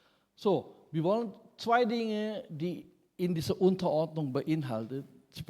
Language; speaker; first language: German; non-native, fluent; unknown